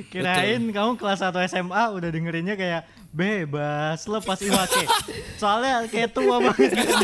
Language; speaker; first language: Indonesian; native; Indonesian